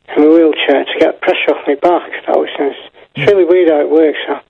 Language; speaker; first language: English; native; English